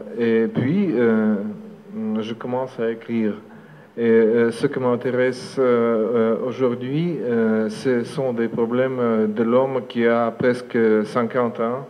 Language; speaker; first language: French; non-native, fluent; Russian